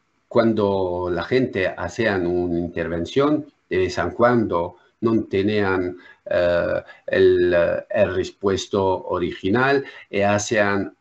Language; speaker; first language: Spanish; non-native, learner; French